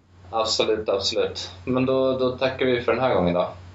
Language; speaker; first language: Swedish; native; Swedish